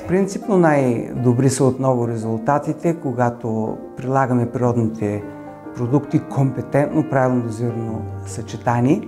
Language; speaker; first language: Bulgarian; native; Bulgarian